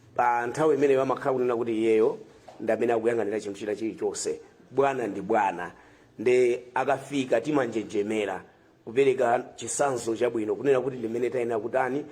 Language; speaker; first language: Nyanja; non-native, local second language; Tumbuka